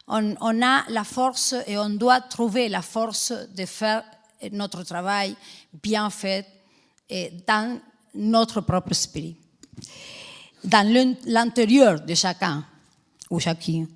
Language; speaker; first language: French; non-native, fluent; Spanish